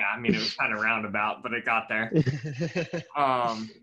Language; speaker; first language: English; native; English